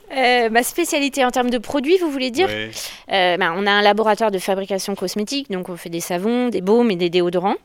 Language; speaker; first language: French; native; French